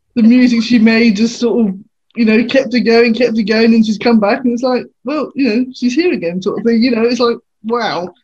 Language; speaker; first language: English; native; English